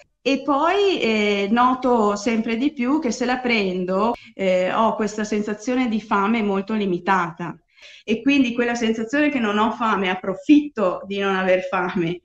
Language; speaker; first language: Italian; non-native, fluent; English